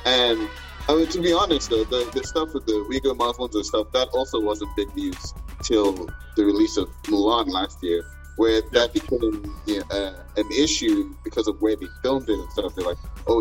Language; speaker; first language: English; non-native, local second language; Yoruba